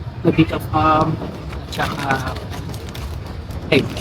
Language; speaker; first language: English; non-native, local second language; Filipino